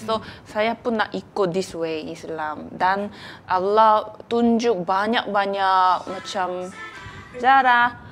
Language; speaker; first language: Malay; non-native, learner; Korean